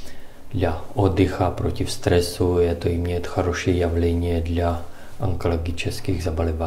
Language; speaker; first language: Russian; non-native, learner; Czech